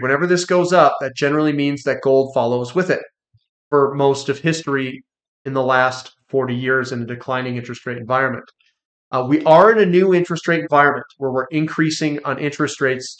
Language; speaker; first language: English; native; English